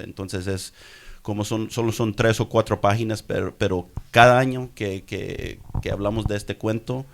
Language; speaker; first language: Spanish; early bilingual, heritage; English